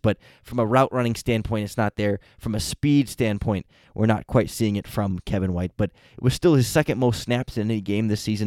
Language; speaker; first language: English; native; English